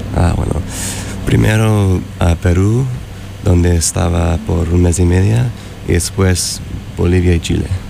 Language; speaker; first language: Spanish; non-native, fluent; English